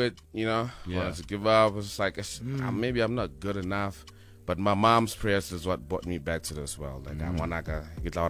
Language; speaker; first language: English; non-native, local second language; Northern Sotho